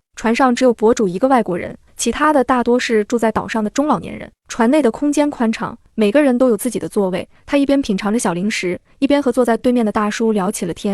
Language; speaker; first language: Chinese; native; Chinese